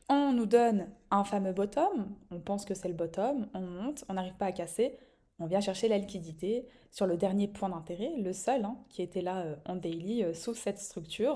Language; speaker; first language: French; native; French